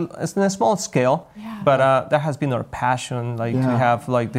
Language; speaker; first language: English; non-native, fluent; Spanish